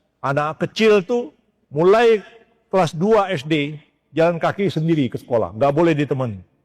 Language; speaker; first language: Indonesian; native; Indonesian